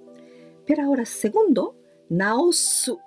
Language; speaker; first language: Spanish; non-native, fluent; Japanese